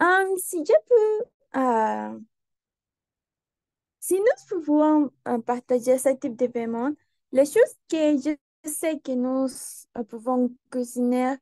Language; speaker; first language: French; non-native, learner; Spanish